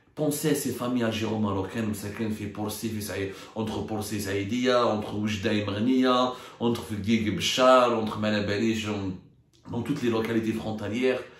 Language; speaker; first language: French; non-native, local second language; Arabic